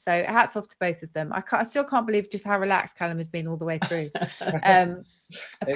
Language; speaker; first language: English; native; English